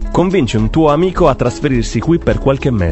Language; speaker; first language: Italian; native; Italian